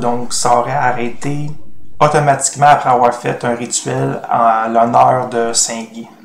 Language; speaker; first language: French; native; French